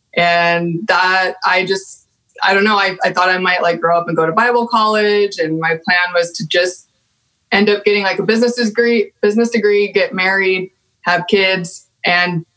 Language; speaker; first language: English; native; English